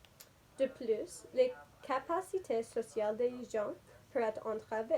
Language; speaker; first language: French; non-native, learner; English